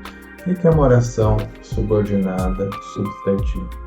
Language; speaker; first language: Portuguese; native; Portuguese